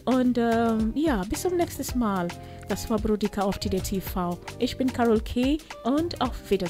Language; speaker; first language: German; non-native, local second language; Swahili